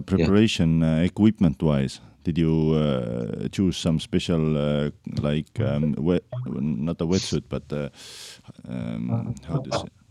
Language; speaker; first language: English; non-native, fluent; Estonian